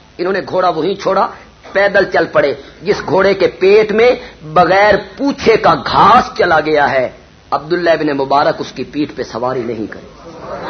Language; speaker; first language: Urdu; non-native, local second language; Punjabi